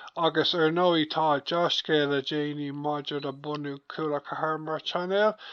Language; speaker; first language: Irish; non-native, local second language; English